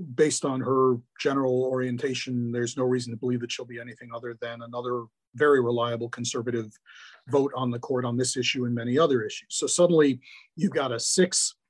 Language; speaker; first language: English; native; English